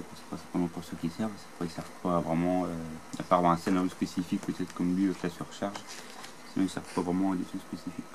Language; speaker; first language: French; native; French